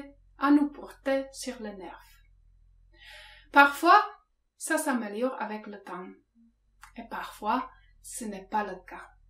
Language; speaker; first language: French; non-native, fluent; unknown